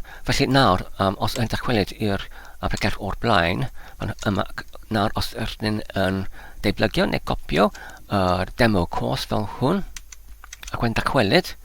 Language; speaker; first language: Welsh; non-native, learner; Polish